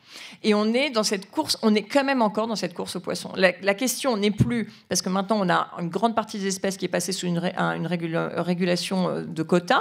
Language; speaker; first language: French; native; French